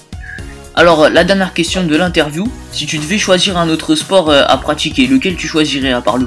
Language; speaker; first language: French; native; French